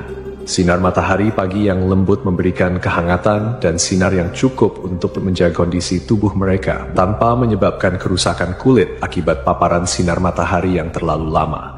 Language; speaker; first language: Indonesian; native; Indonesian